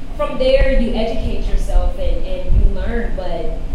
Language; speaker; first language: English; native; English